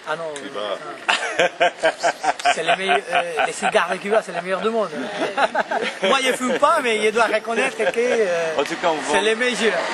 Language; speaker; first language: French; non-native, fluent; Spanish